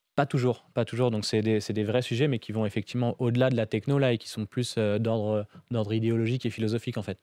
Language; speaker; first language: French; native; French